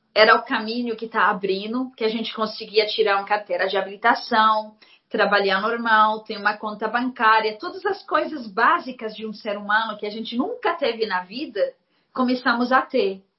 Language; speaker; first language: Portuguese; non-native, fluent; Arabic